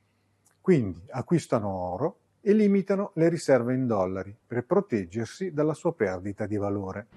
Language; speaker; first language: Italian; native; Italian